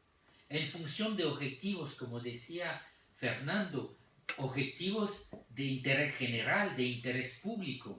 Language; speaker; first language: Spanish; non-native, fluent; French